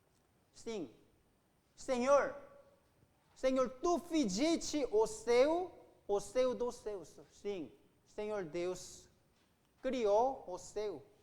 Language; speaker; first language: Portuguese; non-native, fluent; Korean